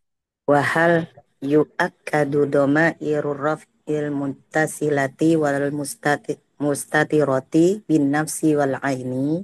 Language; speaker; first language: Arabic; non-native, learner; Indonesian